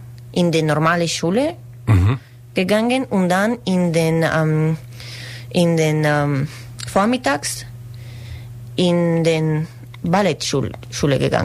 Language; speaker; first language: German; non-native, learner; Spanish